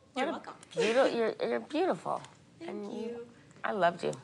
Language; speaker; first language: English; native; English